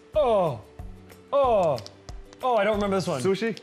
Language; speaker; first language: English; native; English